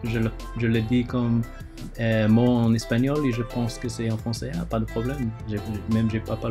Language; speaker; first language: French; early bilingual, other home language; Chinese